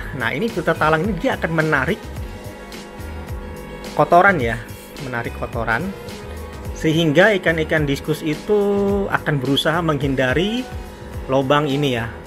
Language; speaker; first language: Indonesian; native; Indonesian